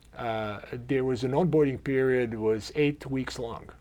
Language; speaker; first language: English; non-native, fluent; Croatian